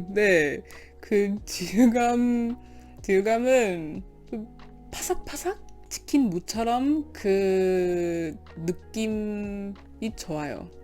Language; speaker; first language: Korean; non-native, learner; English